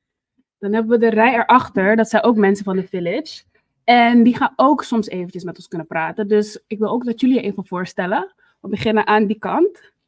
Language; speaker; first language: Dutch; native; Dutch